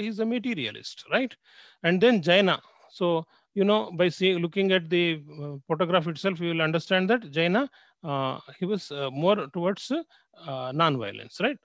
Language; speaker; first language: English; non-native, local second language; Telugu